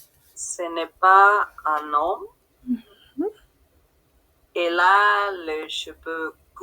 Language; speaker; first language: French; non-native, learner; Spanish